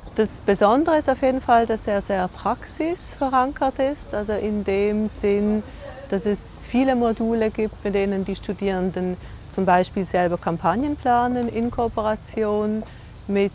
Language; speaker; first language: German; native; German